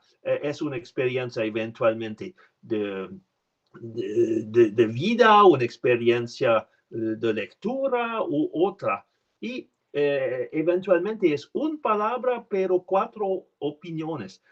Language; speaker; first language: Spanish; non-native, learner; French